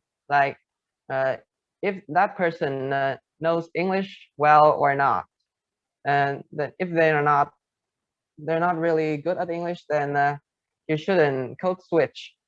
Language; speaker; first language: English; non-native, fluent; Vietnamese